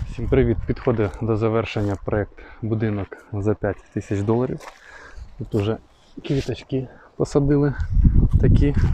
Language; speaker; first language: Ukrainian; non-native, local second language; Russian